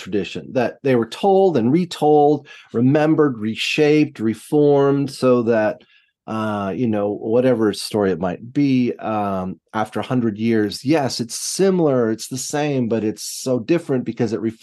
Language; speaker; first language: English; native; English